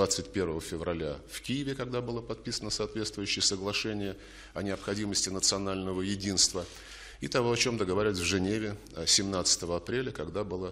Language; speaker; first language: Russian; native; Russian